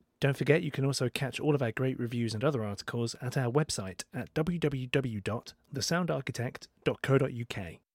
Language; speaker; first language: English; native; English